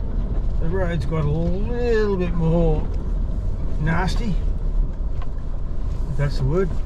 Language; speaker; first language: English; native; English